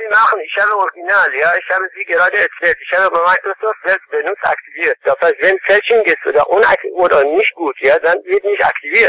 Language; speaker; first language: German; non-native, fluent; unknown